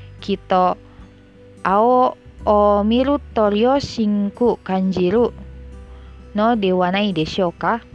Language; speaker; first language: Japanese; non-native, learner; Indonesian